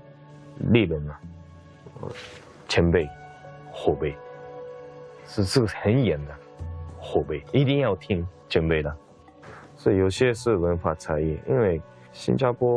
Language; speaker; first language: Chinese; non-native, fluent; Japanese